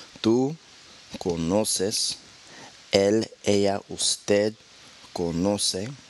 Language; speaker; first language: Spanish; non-native, fluent; English